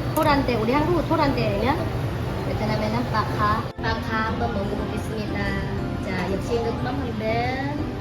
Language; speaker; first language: Korean; non-native, fluent; Vietnamese